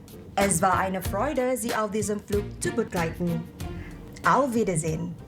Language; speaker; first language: German; non-native, fluent; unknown